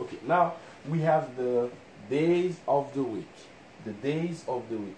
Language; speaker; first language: English; non-native, fluent; Haitian Creole